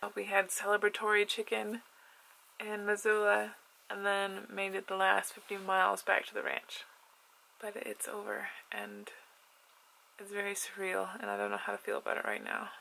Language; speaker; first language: English; native; English